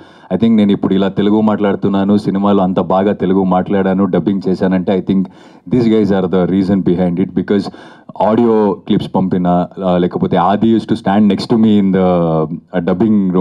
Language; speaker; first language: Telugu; non-native, fluent; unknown